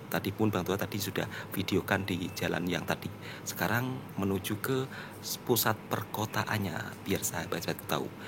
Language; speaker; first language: Indonesian; native; Indonesian